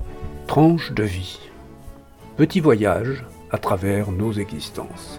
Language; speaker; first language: French; native; French